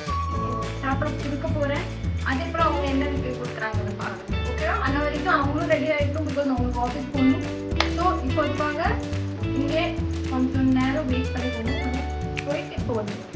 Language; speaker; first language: Tamil; non-native, learner; Hindi